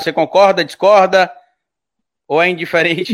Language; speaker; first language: Portuguese; native; Portuguese